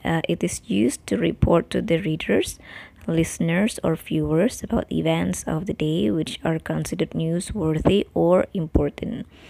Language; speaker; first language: English; non-native, fluent; Indonesian